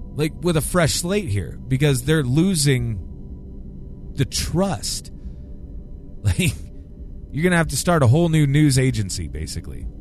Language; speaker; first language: English; native; English